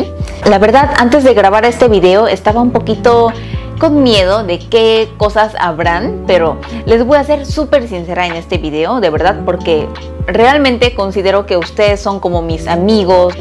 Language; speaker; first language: Spanish; early bilingual, other home language; Korean